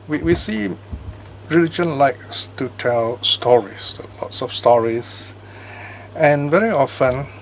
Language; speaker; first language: English; native; English